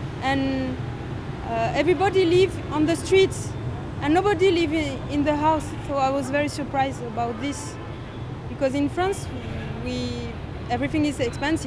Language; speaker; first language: English; non-native, learner; French